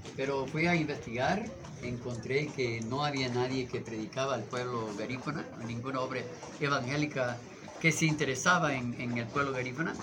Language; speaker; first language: Spanish; non-native, fluent; English